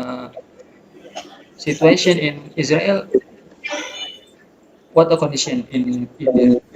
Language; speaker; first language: English; non-native, learner; Indonesian